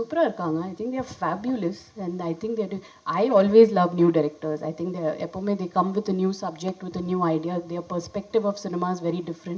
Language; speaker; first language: Tamil; non-native, fluent; Hindi